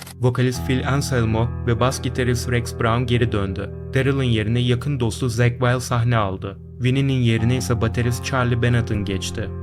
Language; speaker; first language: Turkish; native; Turkish